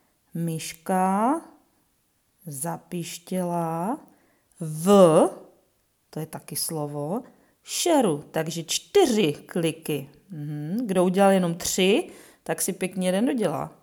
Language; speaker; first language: Czech; native; Czech